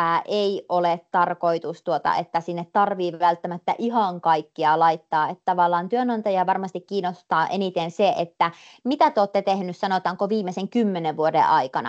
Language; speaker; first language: Finnish; native; Finnish